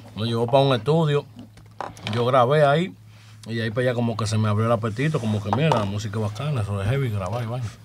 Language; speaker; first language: Spanish; early bilingual, heritage; Spanish